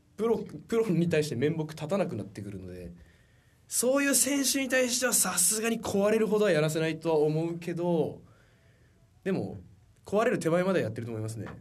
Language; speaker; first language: Japanese; native; Japanese